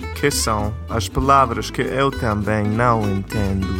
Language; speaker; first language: Portuguese; non-native, learner; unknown